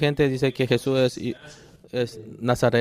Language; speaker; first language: Spanish; non-native, learner; Korean